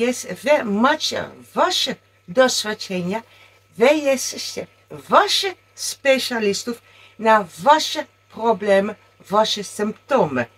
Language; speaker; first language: Polish; non-native, learner; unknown